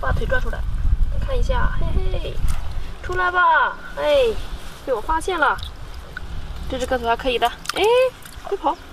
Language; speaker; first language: Chinese; native; Chinese